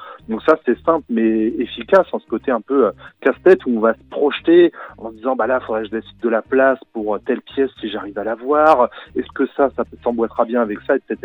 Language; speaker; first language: French; native; French